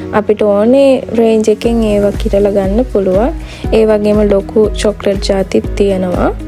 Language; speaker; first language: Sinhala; native; Sinhala